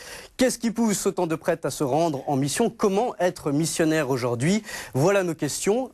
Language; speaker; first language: French; native; French